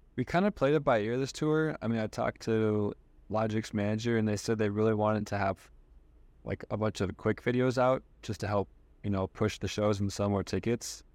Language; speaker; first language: English; native; English